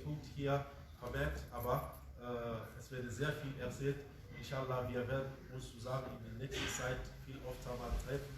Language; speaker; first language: German; non-native, fluent; Fula